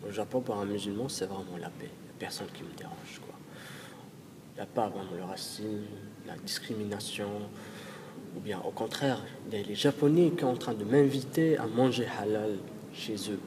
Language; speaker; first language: French; non-native, local second language; Arabic